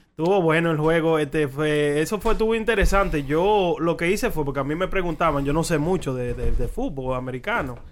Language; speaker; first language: Spanish; early bilingual, heritage; Spanish